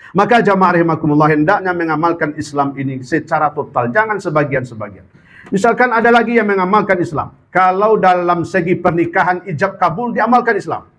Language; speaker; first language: Malay; non-native, local second language; Minangkabau